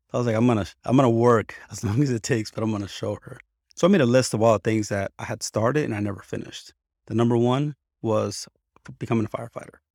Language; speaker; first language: English; early bilingual, other home language; Spanish